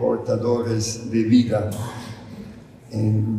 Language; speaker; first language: Spanish; non-native, fluent; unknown